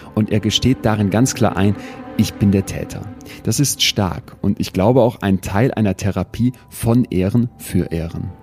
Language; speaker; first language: German; native; German